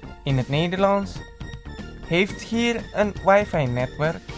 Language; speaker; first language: Dutch; non-native, learner; Indonesian